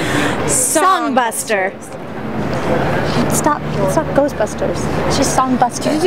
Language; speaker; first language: English; native; English